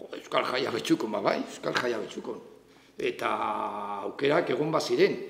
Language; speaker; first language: Basque; non-native, local second language; Spanish